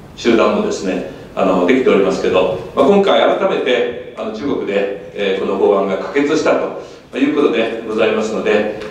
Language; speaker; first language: Japanese; native; Japanese